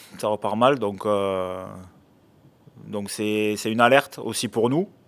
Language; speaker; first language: French; native; French